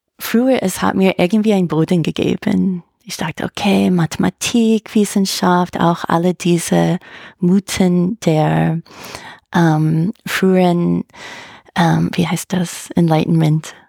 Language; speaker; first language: German; non-native, fluent; English